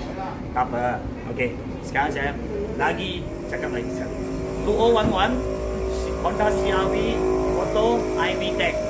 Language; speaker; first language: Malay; non-native, local second language; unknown